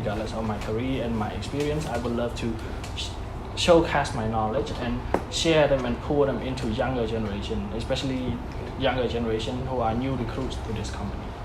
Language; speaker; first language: English; non-native, fluent; Khmer